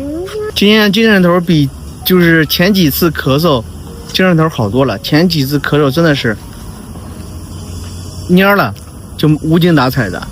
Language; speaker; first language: Chinese; native; Chinese